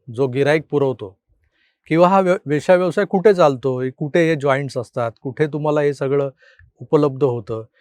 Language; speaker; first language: Marathi; native; Marathi